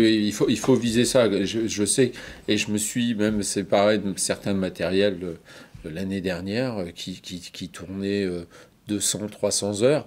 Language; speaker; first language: French; native; French